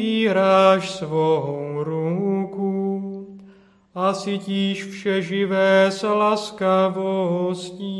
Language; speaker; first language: Czech; native; Czech